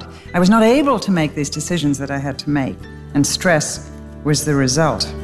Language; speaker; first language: English; native; English